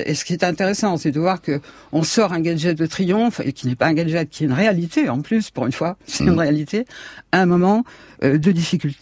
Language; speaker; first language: French; native; French